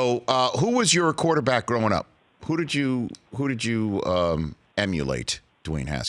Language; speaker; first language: English; native; English